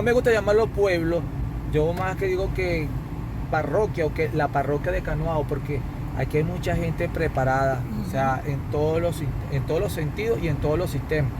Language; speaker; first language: Spanish; native; Spanish